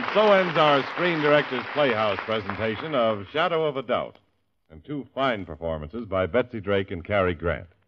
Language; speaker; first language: English; native; English